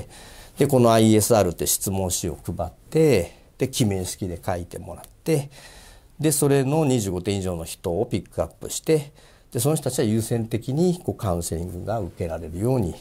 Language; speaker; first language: Japanese; native; Japanese